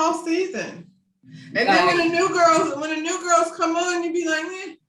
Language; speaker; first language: English; native; English